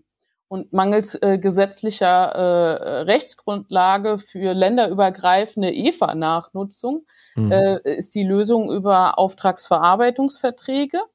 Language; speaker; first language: German; native; German